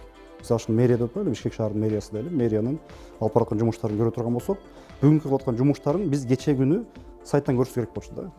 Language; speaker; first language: Kyrgyz; native; Kyrgyz